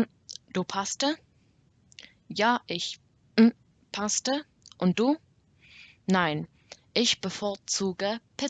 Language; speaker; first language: German; non-native, learner; English